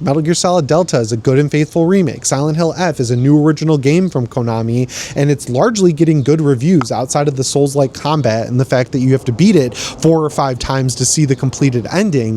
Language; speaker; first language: English; native; English